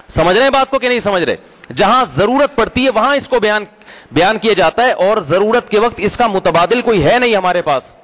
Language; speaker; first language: Urdu; native; Urdu